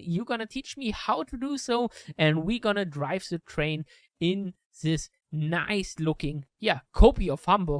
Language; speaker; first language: English; non-native, fluent; German